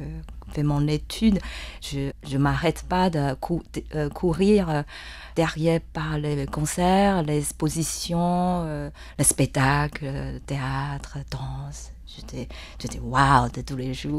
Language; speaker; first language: French; non-native, fluent; Chinese